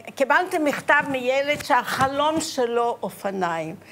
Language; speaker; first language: Hebrew; early bilingual, other home language; Ukrainian